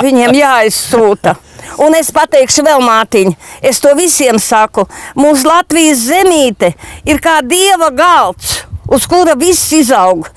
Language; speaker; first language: Latvian; native; Latvian